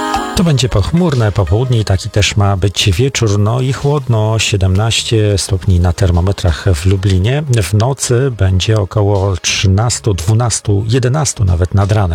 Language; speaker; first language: Polish; native; Polish